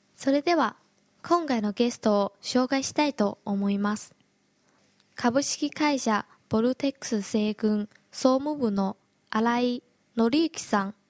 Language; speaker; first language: Japanese; non-native, fluent; Chinese